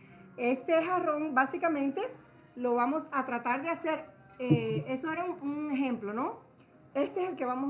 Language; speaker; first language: Spanish; early bilingual, heritage; Spanish